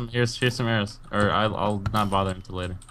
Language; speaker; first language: English; native; English